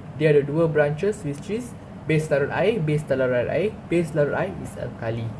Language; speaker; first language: English; non-native, local second language; Malay